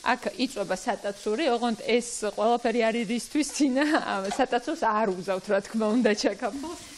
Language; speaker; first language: Georgian; native; Georgian